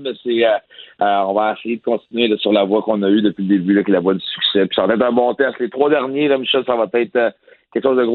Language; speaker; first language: French; native; French